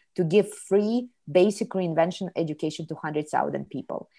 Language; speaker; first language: English; non-native, fluent; Kazakh